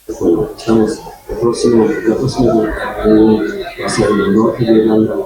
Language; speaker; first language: Spanish; non-native, learner; English